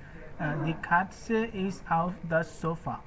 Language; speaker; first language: German; non-native, learner; Bangla